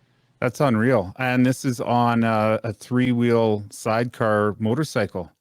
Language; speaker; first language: English; native; English